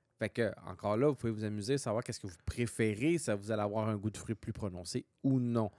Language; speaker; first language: French; native; French